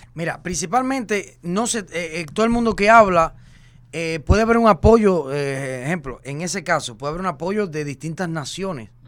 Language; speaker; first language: Spanish; native; Spanish